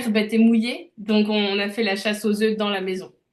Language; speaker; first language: French; native; French